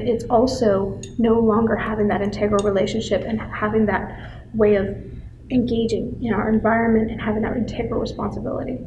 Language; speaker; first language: English; native; English